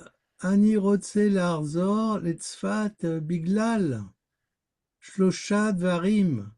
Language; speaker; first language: Hebrew; non-native, learner; French